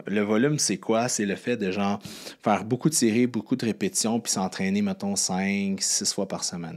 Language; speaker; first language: French; native; French